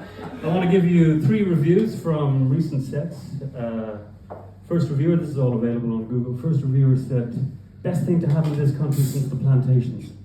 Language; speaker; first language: English; native; English